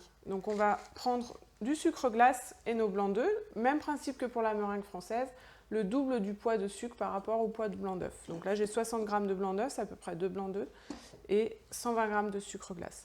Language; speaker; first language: French; native; French